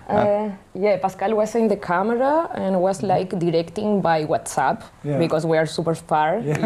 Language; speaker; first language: English; non-native, learner; Spanish